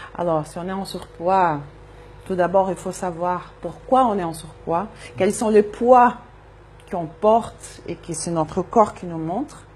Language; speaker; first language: French; non-native, fluent; Portuguese